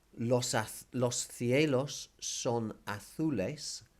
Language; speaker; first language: Spanish; non-native, fluent; English